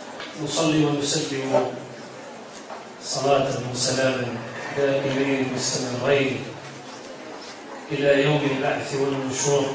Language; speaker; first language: Arabic; native; Arabic